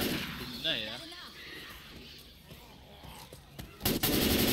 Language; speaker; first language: German; native; German